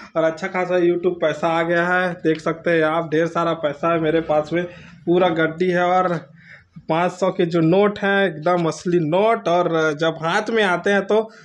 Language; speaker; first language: Hindi; native; Hindi